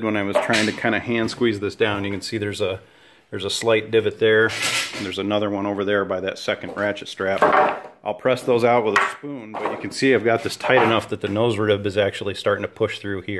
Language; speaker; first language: English; native; English